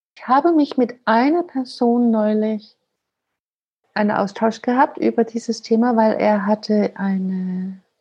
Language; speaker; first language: German; non-native, fluent; Danish